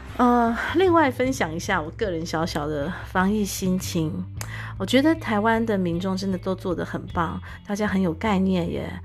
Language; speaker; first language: Chinese; native; Chinese